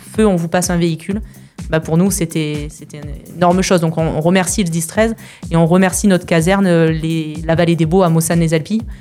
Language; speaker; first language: French; native; French